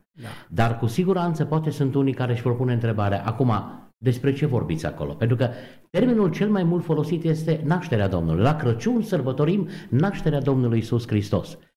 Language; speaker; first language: Romanian; native; Romanian